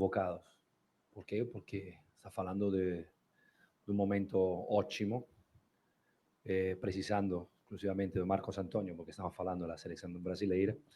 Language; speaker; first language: Portuguese; non-native, fluent; Spanish